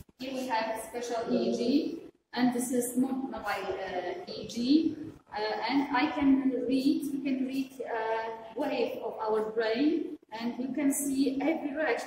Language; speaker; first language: English; non-native, fluent; Polish